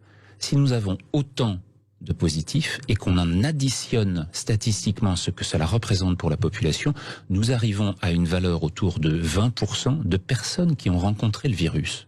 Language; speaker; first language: French; native; French